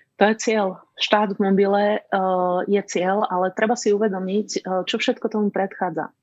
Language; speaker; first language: Slovak; native; Slovak